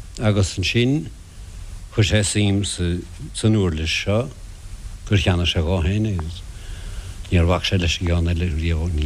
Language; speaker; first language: Irish; non-native, local second language; English